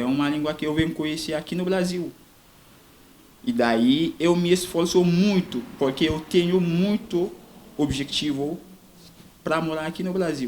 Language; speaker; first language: Portuguese; non-native, learner; Haitian Creole